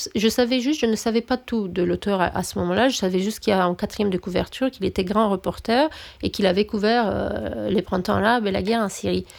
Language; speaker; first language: French; non-native, fluent; Romanian